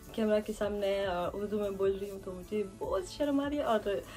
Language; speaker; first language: Urdu; early bilingual, heritage; Urdu